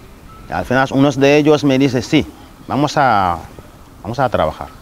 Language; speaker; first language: Spanish; non-native, learner; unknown